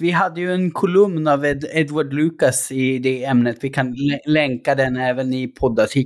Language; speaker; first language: Swedish; native; Swedish